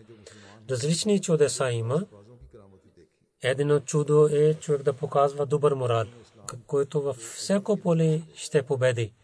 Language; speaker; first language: Bulgarian; non-native, learner; Urdu